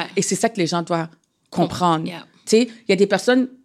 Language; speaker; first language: French; native; French